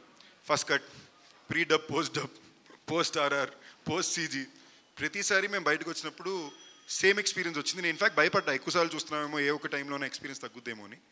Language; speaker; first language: Telugu; native; Telugu